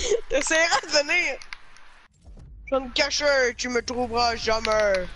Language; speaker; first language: French; native; French